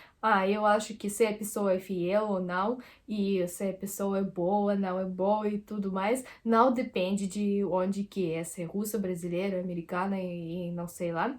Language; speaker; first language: Portuguese; non-native, fluent; Russian